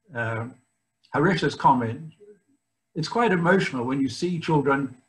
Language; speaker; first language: English; native; English